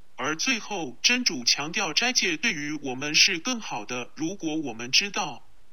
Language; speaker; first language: Chinese; non-native, local second language; Cantonese